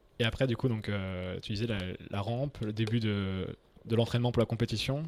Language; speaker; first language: French; native; French